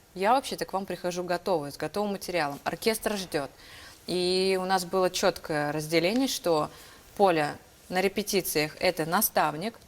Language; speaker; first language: Russian; native; Russian